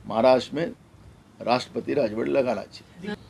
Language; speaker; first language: Hindi; non-native, local second language; Marathi